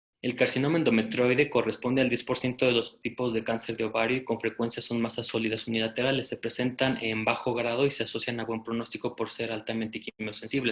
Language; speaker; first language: Spanish; native; Spanish